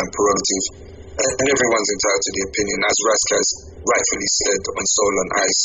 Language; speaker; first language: English; native; English